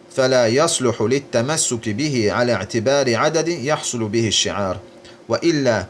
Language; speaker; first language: Arabic; non-native, fluent; Azerbaijani